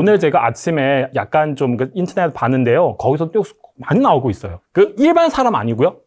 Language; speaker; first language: Korean; non-native, fluent; Chinese